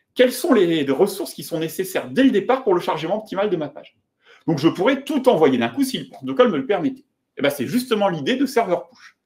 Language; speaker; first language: French; native; French